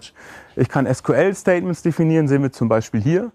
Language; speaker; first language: German; native; German